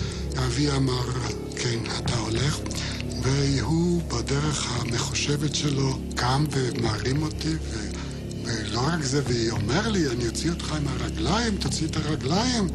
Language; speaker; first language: Hebrew; non-native, fluent; Yiddish